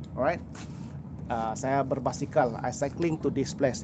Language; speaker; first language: English; non-native, local second language; Malay